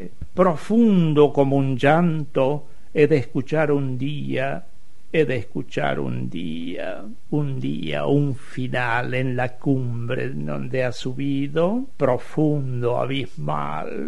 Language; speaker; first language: Spanish; native; Spanish